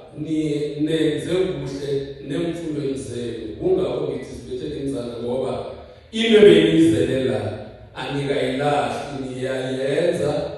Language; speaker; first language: Zulu; non-native, local second language; South Ndebele